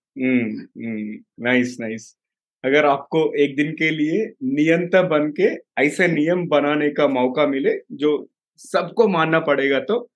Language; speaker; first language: Hindi; non-native, local second language; Telugu